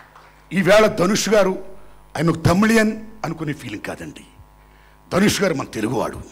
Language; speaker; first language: Telugu; native; Telugu